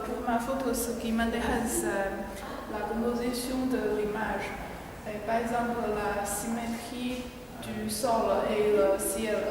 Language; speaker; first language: French; non-native, learner; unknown